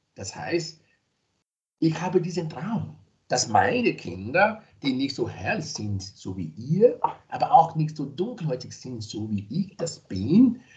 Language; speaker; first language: German; non-native, fluent; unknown